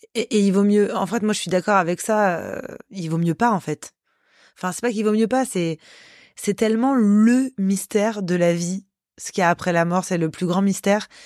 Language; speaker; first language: French; native; French